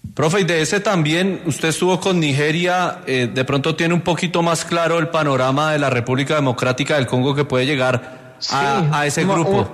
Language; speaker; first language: Spanish; native; Spanish